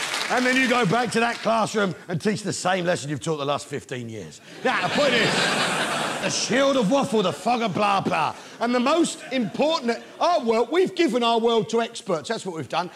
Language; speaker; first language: English; native; English